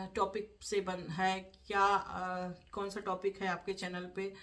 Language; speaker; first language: Hindi; native; Hindi